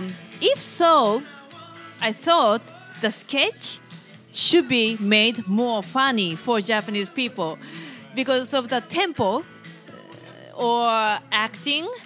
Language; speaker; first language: English; non-native, fluent; Japanese